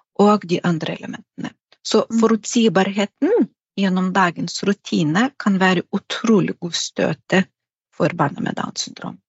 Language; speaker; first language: Norwegian; non-native, fluent; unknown